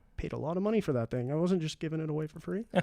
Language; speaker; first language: English; native; English